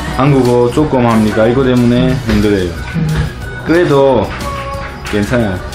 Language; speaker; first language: Korean; non-native, learner; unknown